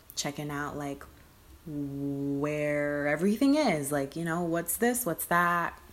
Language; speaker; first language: English; early bilingual, other home language; Spanish